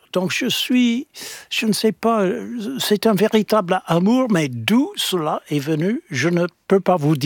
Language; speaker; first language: French; non-native, fluent; English